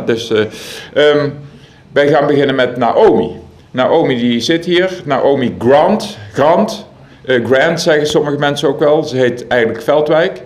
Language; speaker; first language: Dutch; native; Dutch